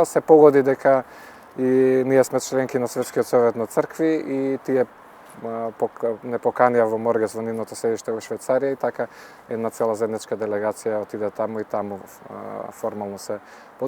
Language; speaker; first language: Macedonian; native; Macedonian